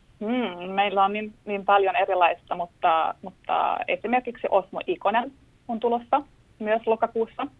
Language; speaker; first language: Finnish; non-native, local second language; Swedish